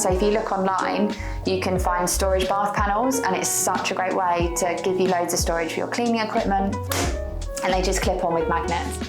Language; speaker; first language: English; native; English